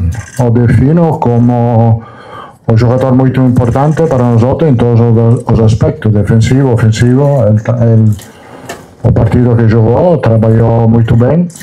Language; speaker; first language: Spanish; non-native, fluent; Italian